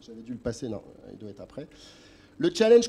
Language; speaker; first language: French; native; French